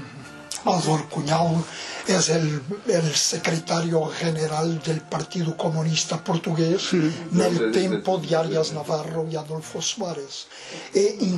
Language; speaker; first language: Spanish; non-native, fluent; Portuguese